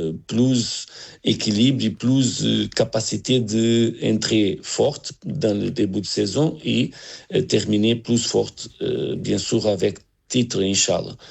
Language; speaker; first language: French; non-native, learner; Portuguese